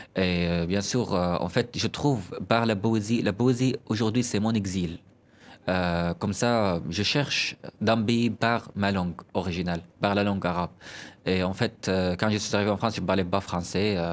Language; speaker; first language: French; non-native, fluent; Arabic